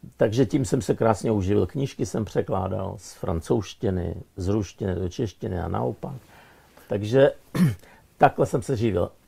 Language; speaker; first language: Czech; non-native, fluent; Russian